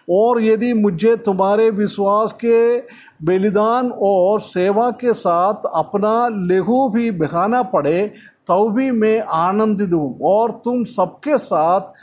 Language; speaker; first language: Hindi; non-native, local second language; Malayalam